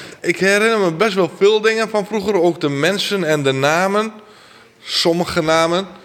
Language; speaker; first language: Dutch; early bilingual, other home language; Armenian